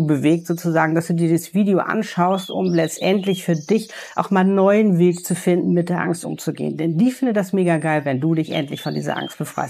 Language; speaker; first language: German; native; German